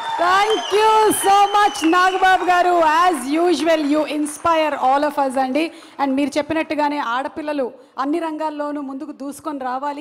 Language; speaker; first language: Telugu; native; Telugu